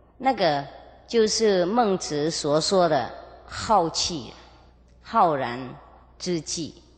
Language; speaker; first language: Chinese; non-native, fluent; Vietnamese